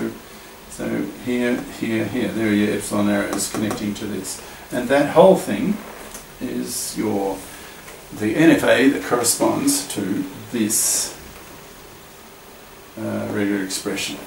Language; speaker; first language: English; native; English